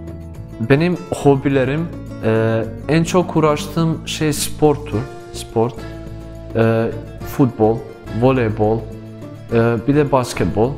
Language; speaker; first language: Turkish; non-native, fluent; Bosnian